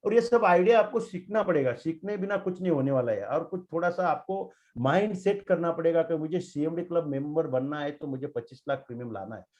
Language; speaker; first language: Hindi; non-native, local second language; Marathi